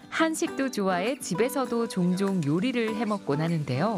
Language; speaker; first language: Korean; native; Korean